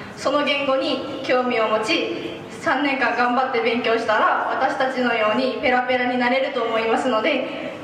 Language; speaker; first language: Japanese; non-native, fluent; Korean